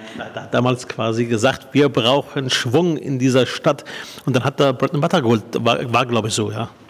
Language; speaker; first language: German; early bilingual, other home language; Arabic